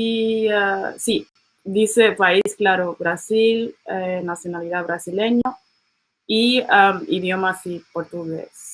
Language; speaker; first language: Spanish; non-native, learner; English